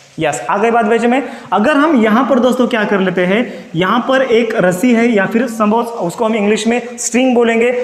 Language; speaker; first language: Hindi; non-native, local second language; Marathi